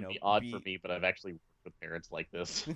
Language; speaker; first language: English; native; English